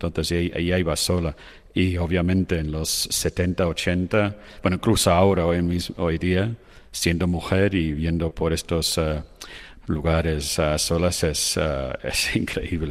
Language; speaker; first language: Spanish; non-native, fluent; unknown